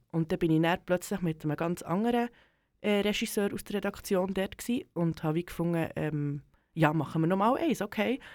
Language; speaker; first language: German; early bilingual, other home language; Serbian